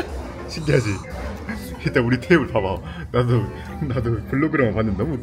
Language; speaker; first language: Korean; native; Korean